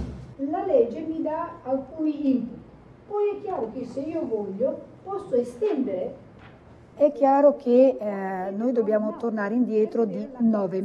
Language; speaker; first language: Italian; native; Italian